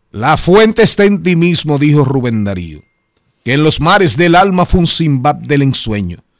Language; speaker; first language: Spanish; native; Spanish